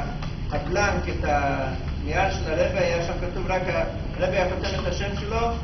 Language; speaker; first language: Hebrew; non-native, fluent; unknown